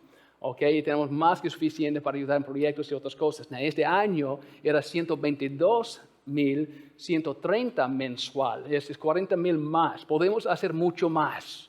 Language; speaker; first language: Spanish; non-native, fluent; English